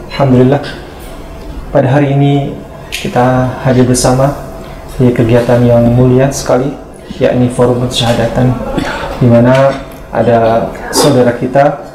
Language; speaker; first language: Indonesian; native; Indonesian